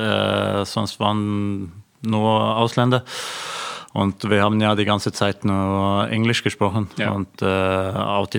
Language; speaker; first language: German; non-native, fluent; Norwegian